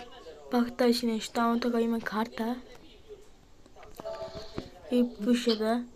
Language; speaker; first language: Bulgarian; early bilingual, heritage; Bulgarian